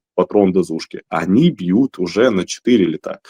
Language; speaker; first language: Russian; native; Russian